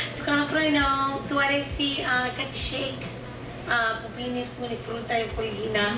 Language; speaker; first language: Greek; early bilingual, heritage; Greek